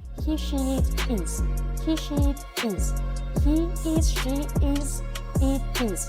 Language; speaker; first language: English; non-native, fluent; Ukrainian